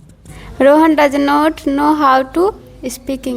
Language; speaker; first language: English; non-native, learner; Hindi